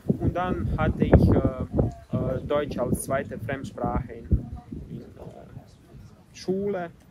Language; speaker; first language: German; non-native, learner; Bosnian